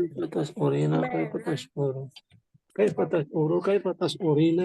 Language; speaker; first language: Arabic; non-native, learner; Indonesian